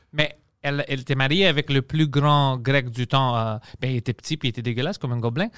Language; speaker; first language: French; non-native, fluent; Greek